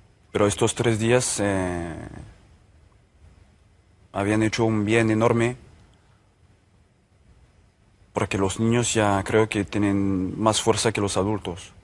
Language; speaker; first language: Spanish; non-native, fluent; French